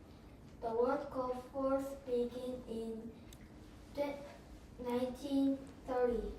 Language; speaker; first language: English; non-native, learner; Korean